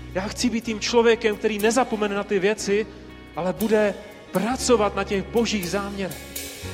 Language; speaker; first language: Czech; native; Czech